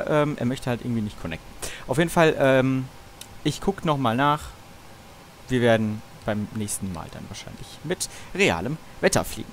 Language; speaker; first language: German; native; German